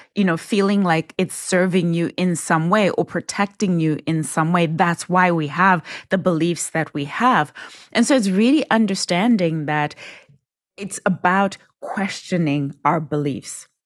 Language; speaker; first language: English; non-native, local second language; Shona